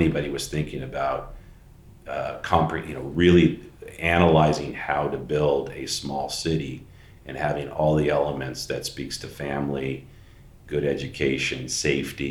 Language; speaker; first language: English; native; English